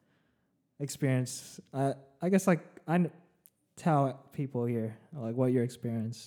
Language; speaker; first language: English; early bilingual, other home language; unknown